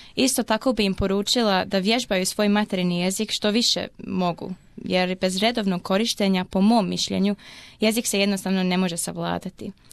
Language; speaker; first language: Croatian; early bilingual, heritage; Croatian